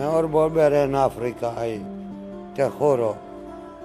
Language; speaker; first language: Spanish; non-native, learner; Arabic